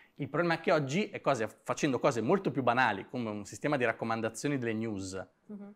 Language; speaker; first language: Italian; native; Italian